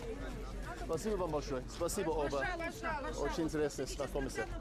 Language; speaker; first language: Russian; non-native, learner; English